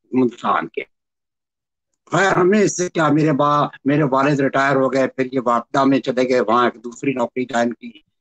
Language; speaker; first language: Urdu; native; Urdu